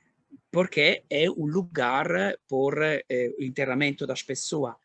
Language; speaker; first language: Portuguese; non-native, learner; Italian